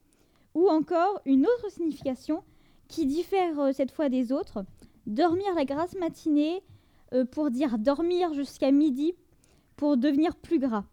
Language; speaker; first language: French; native; French